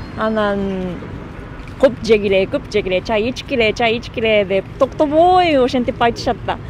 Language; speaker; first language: Kyrgyz; non-native, learner; Japanese